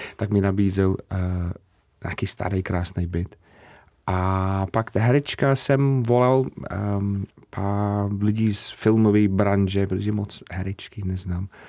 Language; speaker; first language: Czech; non-native, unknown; English